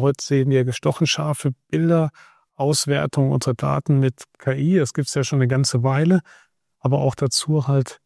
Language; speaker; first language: German; native; German